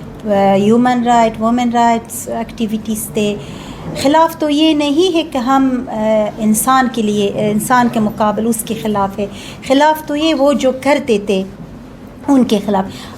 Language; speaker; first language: Hindi; non-native, learner; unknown